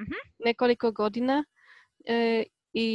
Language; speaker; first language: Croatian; non-native, learner; Polish